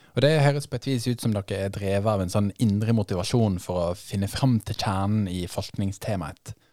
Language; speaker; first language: Norwegian; native; Norwegian